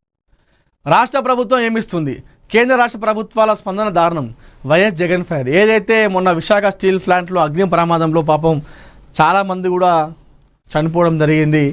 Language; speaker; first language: Telugu; native; Telugu